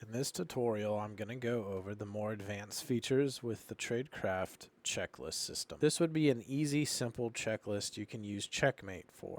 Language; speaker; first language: English; native; English